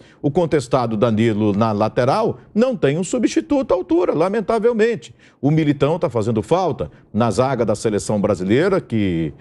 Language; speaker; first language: Portuguese; native; Portuguese